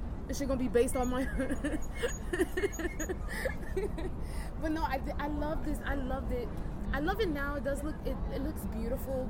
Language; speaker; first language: English; native; English